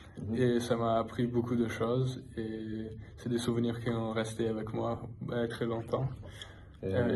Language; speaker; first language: French; non-native, fluent; English